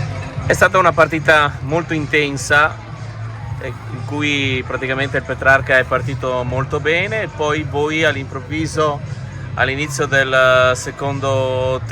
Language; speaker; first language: Italian; native; Italian